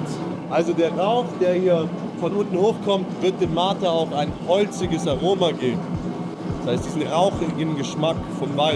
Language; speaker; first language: German; native; German